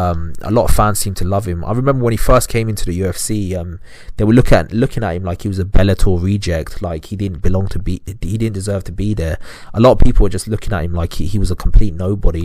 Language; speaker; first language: English; native; English